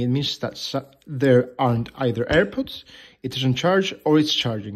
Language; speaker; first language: English; non-native, fluent; Spanish